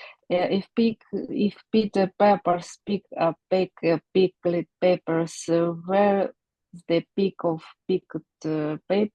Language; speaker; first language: English; non-native, learner; Ukrainian